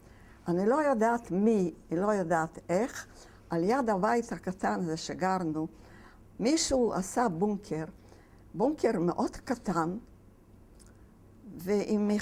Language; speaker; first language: Hebrew; non-native, fluent; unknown